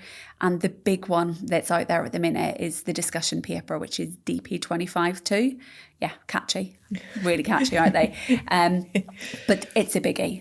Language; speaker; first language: English; native; English